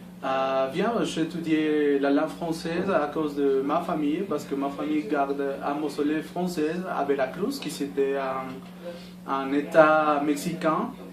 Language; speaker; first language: French; non-native, learner; Spanish